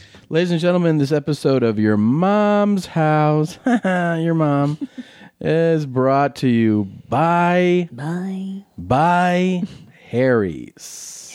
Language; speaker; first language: English; native; English